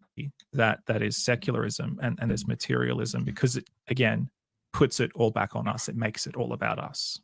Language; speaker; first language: English; native; English